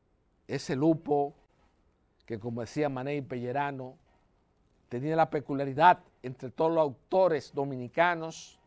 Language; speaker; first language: Spanish; native; Spanish